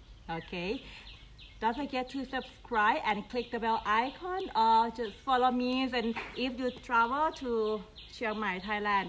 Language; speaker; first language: English; non-native, learner; Thai